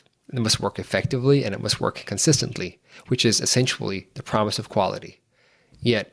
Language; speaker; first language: English; native; English